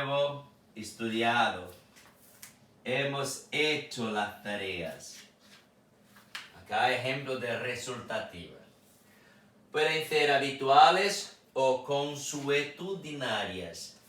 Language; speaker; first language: Spanish; non-native, fluent; Portuguese